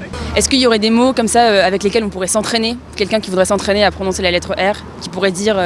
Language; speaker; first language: French; native; French